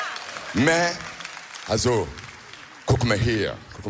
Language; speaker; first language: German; non-native, learner; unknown